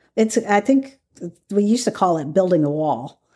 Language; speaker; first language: English; native; English